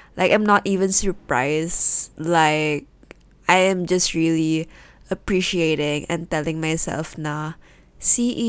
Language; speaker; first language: English; non-native, local second language; Filipino